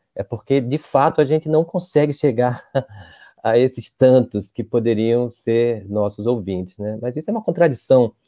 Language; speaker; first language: Portuguese; native; Portuguese